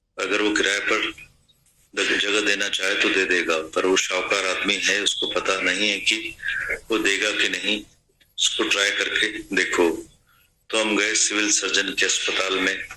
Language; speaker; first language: Hindi; non-native, local second language; Sindhi